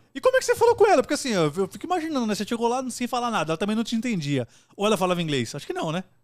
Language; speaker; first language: Portuguese; native; Portuguese